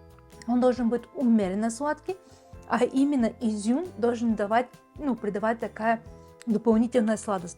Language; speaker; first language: Russian; non-native, fluent; Bulgarian